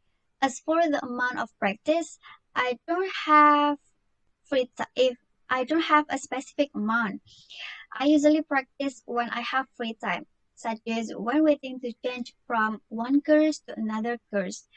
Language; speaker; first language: English; non-native, learner; Indonesian